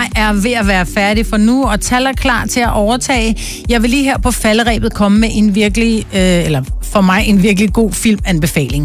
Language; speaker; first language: Danish; native; Danish